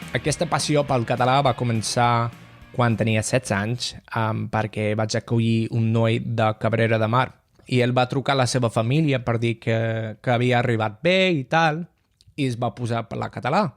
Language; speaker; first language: Catalan; non-native, learner; English